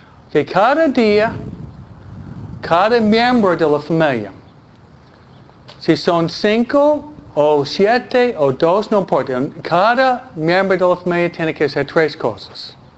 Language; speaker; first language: Spanish; non-native, fluent; English